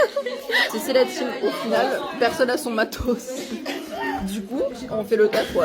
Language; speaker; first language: French; native; French